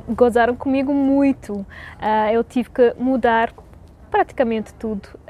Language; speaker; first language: Portuguese; non-native, fluent; English